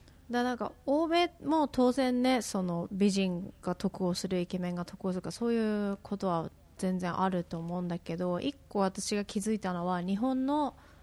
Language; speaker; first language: Japanese; early bilingual, heritage; Japanese